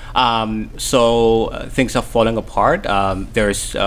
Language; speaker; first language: English; non-native, fluent; Somali